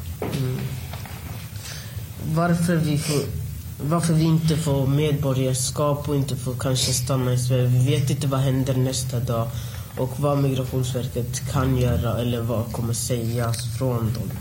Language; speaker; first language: Swedish; early bilingual, other home language; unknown